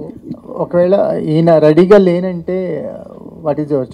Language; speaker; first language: Telugu; native; Telugu